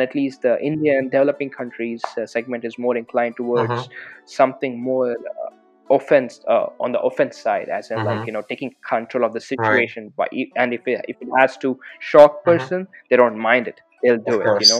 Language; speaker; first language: English; non-native, local second language; Telugu